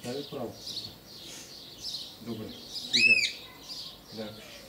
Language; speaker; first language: Bulgarian; non-native, learner; Russian